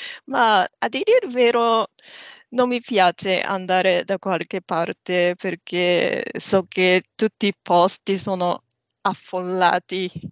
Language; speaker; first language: Italian; non-native, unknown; Japanese